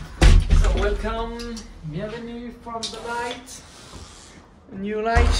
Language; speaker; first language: English; non-native, learner; French